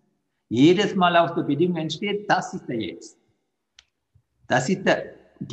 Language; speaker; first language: German; non-native, fluent; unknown